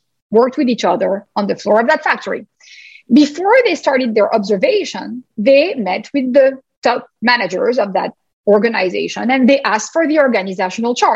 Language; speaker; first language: English; non-native, fluent; French